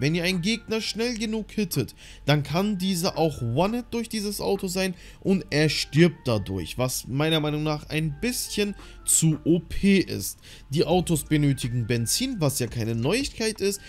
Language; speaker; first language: German; native; German